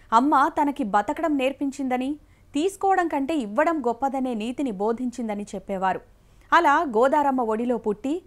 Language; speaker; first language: Telugu; native; Telugu